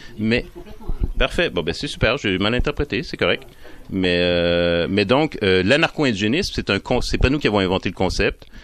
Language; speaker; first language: French; native; French